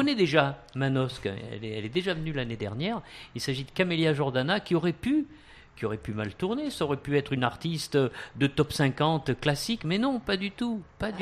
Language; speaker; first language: French; native; French